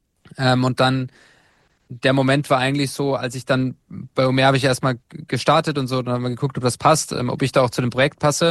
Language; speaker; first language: German; native; German